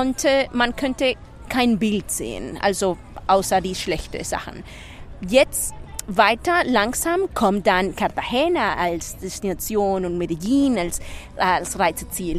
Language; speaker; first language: German; non-native, fluent; Spanish